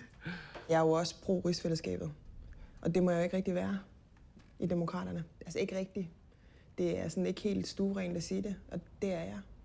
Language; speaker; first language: Danish; native; Danish